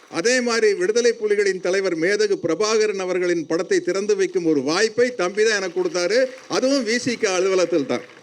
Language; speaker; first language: Tamil; native; Tamil